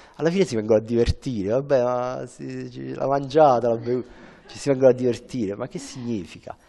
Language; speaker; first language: Italian; native; Italian